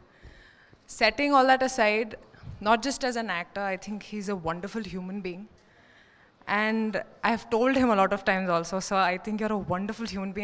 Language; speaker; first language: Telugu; non-native, learner; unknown